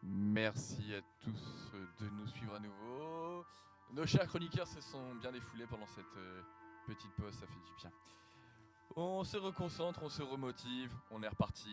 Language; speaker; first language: French; native; French